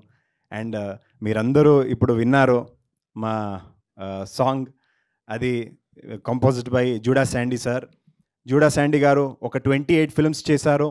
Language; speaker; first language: Telugu; non-native, learner; Kannada